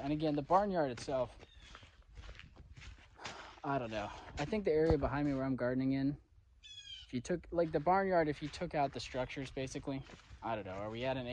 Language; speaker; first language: English; native; English